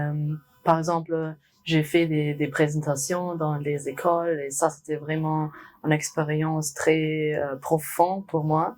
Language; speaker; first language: French; non-native, learner; German